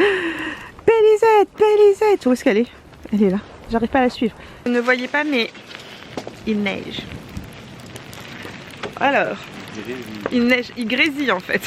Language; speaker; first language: French; native; French